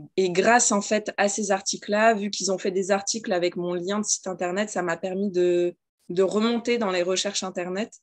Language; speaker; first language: French; native; French